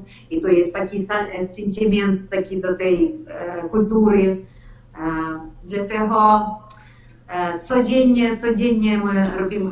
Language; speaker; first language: Polish; non-native, learner; Ukrainian